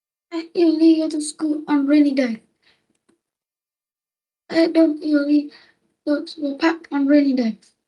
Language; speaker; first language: English; non-native, learner; Vietnamese